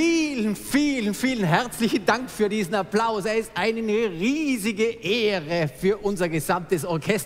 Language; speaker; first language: German; native; German